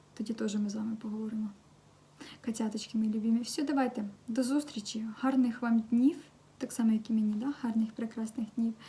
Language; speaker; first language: Ukrainian; non-native, local second language; Russian